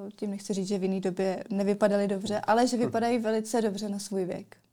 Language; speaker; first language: Czech; native; Czech